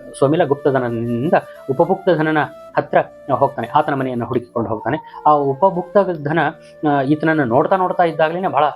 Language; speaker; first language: Kannada; native; Kannada